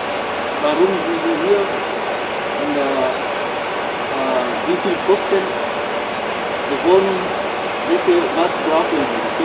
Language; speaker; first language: German; non-native, learner; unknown